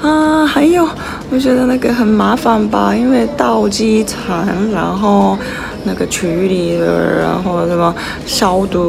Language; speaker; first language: Chinese; non-native, learner; Japanese